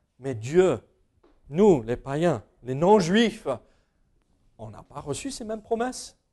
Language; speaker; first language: French; non-native, fluent; English